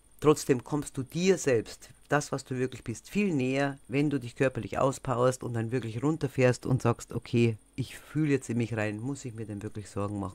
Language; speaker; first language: German; native; German